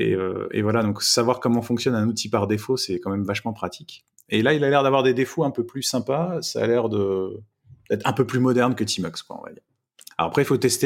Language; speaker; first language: French; native; French